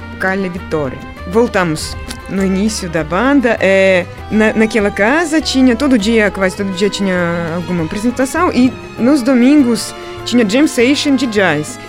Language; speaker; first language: Portuguese; non-native, fluent; Russian